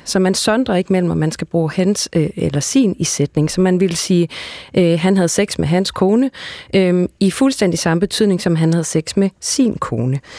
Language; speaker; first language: Danish; native; Danish